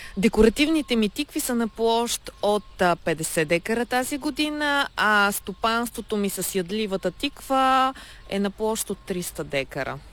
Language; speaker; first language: Bulgarian; native; Bulgarian